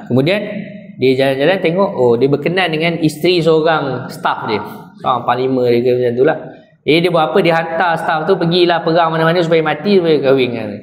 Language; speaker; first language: Malay; native; Malay